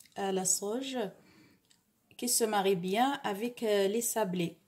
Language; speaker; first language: French; non-native, local second language; Arabic